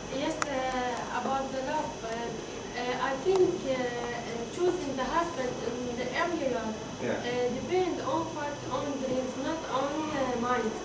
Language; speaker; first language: English; non-native, learner; Arabic